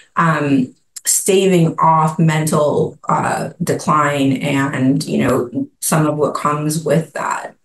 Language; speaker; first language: English; native; English